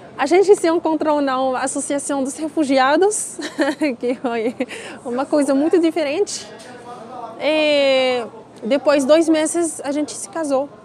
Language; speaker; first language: Portuguese; non-native, learner; Arabic